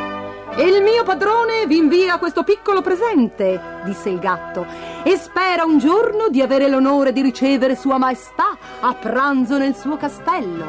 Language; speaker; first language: Italian; native; Italian